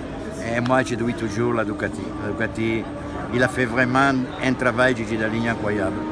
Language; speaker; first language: French; non-native, fluent; Italian